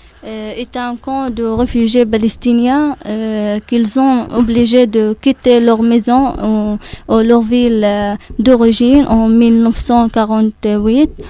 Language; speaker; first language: French; non-native, learner; Arabic